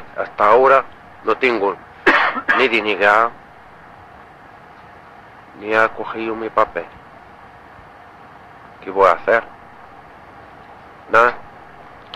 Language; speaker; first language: Spanish; non-native, learner; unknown